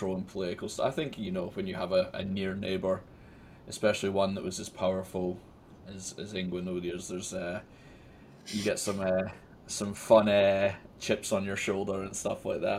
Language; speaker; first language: English; native; English